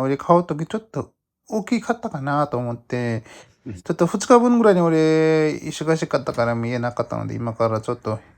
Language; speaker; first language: Japanese; non-native, learner; Vietnamese